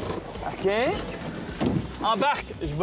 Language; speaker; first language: French; native; French